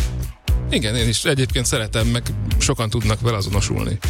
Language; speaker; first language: Hungarian; native; Hungarian